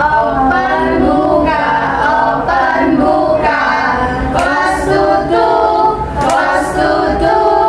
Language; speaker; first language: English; non-native, learner; Indonesian